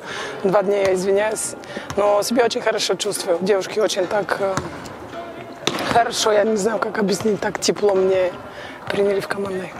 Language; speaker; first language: Russian; non-native, learner; Bulgarian